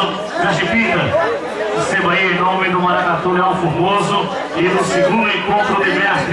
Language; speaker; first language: Portuguese; native; Portuguese